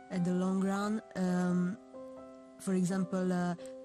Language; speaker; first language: English; non-native, fluent; Hungarian